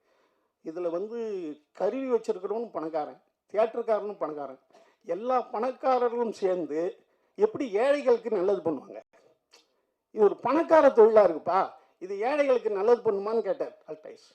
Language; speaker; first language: Tamil; native; Tamil